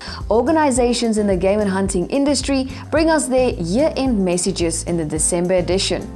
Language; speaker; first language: English; non-native, local second language; Afrikaans